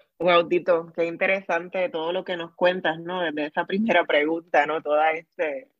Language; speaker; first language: Spanish; native; Spanish